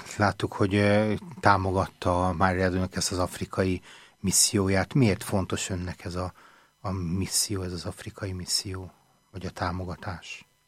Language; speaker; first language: Hungarian; native; Hungarian